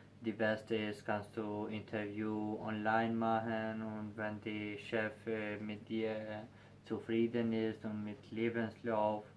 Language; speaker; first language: German; non-native, learner; Albanian